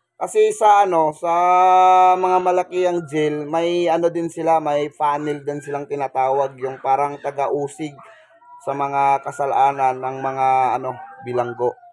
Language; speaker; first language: Filipino; native; Filipino